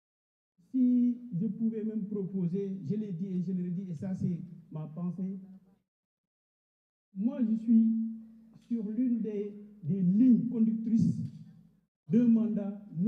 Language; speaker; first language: French; non-native, local second language; Wolof